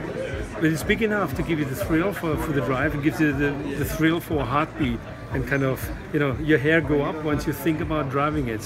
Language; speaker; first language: English; non-native, fluent; German